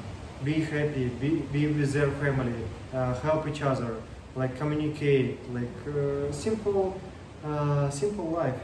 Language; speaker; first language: English; non-native, learner; Russian